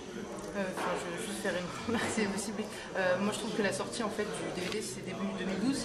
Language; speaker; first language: French; native; French